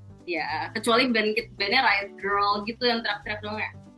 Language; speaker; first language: Indonesian; early bilingual, heritage; Indonesian